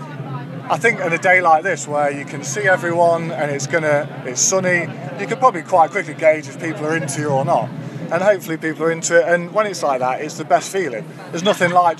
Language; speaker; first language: English; native; English